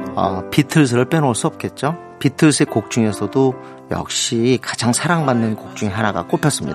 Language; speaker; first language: Korean; native; Korean